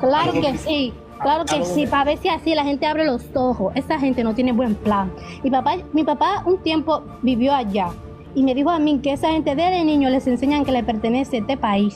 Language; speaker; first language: Spanish; native; Spanish